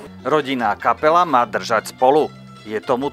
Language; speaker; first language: Slovak; native; Slovak